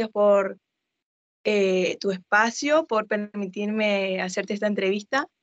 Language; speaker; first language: Spanish; native; Spanish